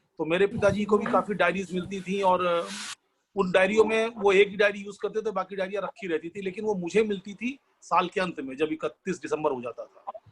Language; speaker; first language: Hindi; non-native, local second language; Bangla